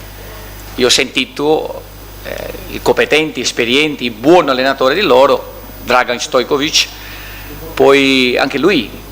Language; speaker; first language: Italian; non-native, fluent; Portuguese